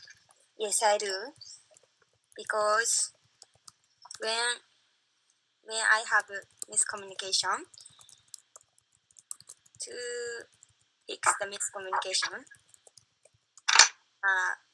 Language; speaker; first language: English; non-native, learner; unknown